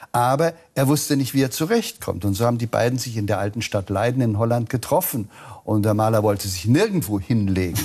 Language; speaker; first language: German; native; German